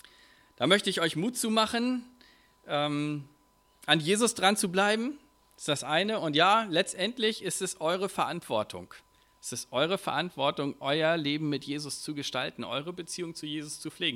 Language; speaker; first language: German; native; German